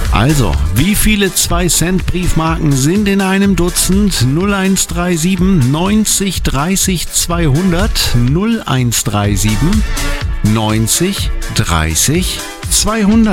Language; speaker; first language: German; native; German